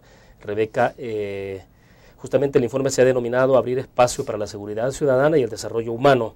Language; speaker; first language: Spanish; native; Spanish